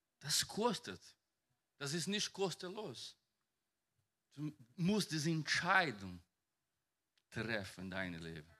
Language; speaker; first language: German; non-native, fluent; Portuguese